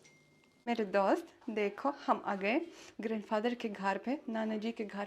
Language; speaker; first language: Hindi; non-native, fluent; Russian